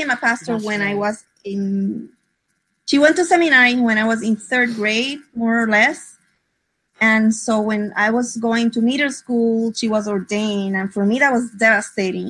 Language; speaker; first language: English; non-native, fluent; Spanish